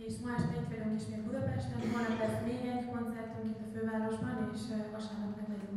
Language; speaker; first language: Hungarian; native; Hungarian